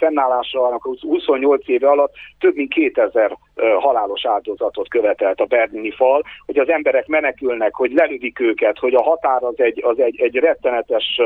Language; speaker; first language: Hungarian; native; Hungarian